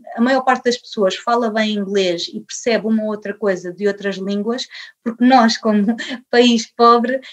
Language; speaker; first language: Portuguese; early bilingual, other home language; English